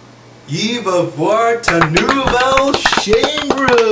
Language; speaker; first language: French; non-native, learner; English